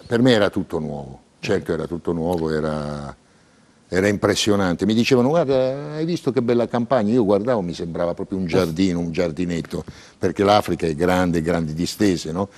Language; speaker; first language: Italian; early bilingual, heritage; Italian